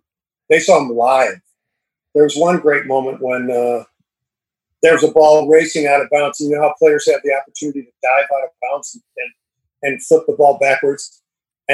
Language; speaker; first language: English; native; English